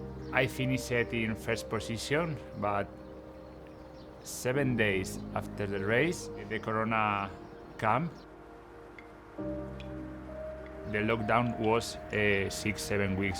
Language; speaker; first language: English; non-native, fluent; Spanish